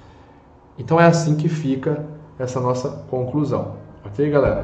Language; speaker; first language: Portuguese; native; Portuguese